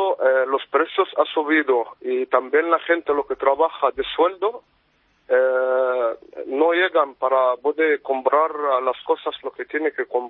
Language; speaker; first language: Spanish; non-native, fluent; Arabic